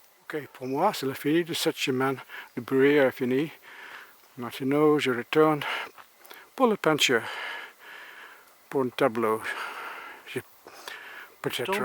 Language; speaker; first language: French; non-native, learner; English